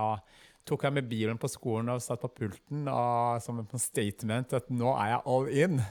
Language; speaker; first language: Norwegian; non-native, fluent; Kinyarwanda